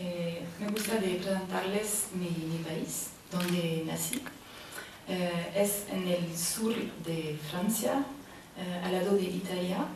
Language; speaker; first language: Spanish; non-native, learner; French